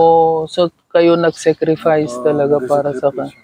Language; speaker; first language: Filipino; non-native, learner; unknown